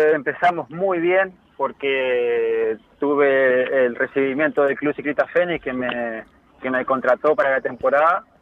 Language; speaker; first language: Spanish; native; Spanish